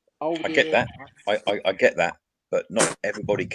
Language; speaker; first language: English; native; English